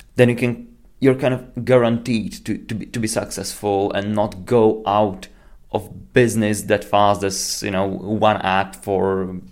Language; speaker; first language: English; non-native, fluent; Slovak